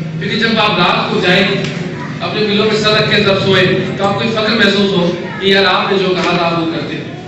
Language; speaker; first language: Hindi; native; Hindi